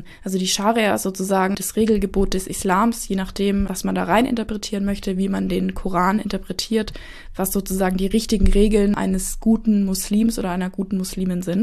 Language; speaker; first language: German; native; German